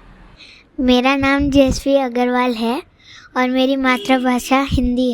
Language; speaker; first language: Hindi; native; Hindi